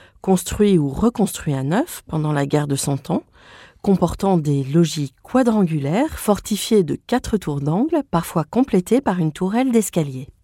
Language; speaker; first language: French; native; French